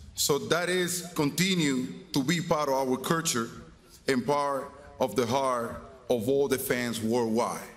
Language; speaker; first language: English; non-native, fluent; Spanish